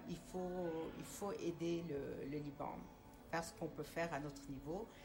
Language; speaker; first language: French; non-native, local second language; Armenian